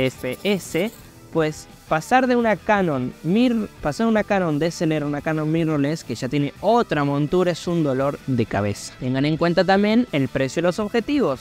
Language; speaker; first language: Spanish; native; Spanish